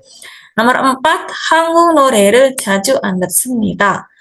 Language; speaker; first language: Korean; non-native, fluent; Indonesian